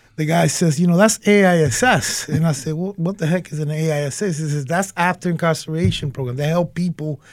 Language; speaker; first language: English; early bilingual, other home language; Spanish